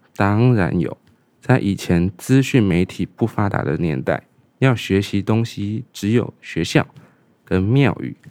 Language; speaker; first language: Chinese; native; Chinese